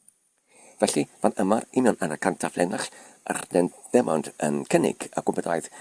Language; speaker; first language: Welsh; non-native, learner; Polish